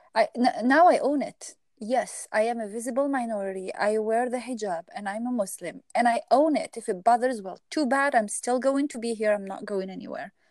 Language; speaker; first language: English; non-native, fluent; Arabic